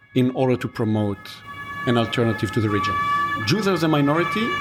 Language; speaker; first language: English; non-native, fluent; Hebrew